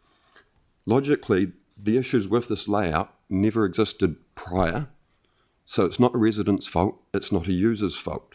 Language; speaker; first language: English; native; English